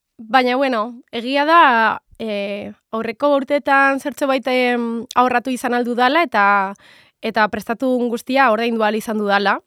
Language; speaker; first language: Basque; non-native, local second language; Spanish